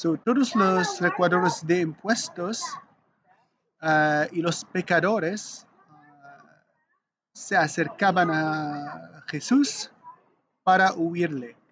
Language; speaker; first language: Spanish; non-native, learner; Arabic